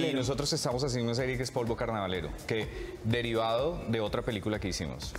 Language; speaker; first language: Spanish; native; Spanish